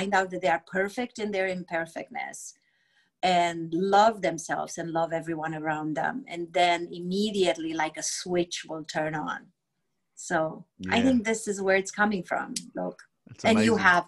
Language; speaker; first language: English; non-native, fluent; Romanian